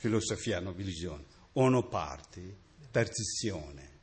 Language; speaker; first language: Italian; non-native, learner; Tibetan